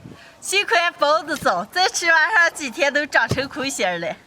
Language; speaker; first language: Chinese; native; Chinese